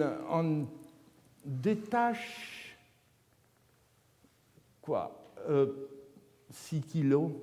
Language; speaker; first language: French; non-native, fluent; Italian